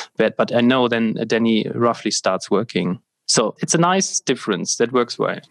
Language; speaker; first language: English; non-native, fluent; German